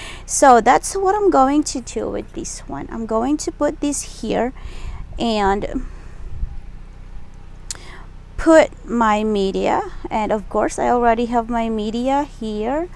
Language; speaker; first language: English; non-native, local second language; Filipino